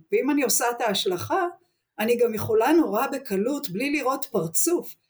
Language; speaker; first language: Hebrew; native; Hebrew